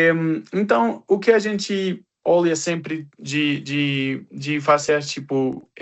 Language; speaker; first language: Portuguese; non-native, fluent; Spanish